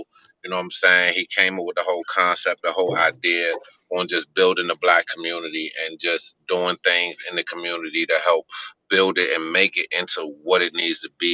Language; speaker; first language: English; native; English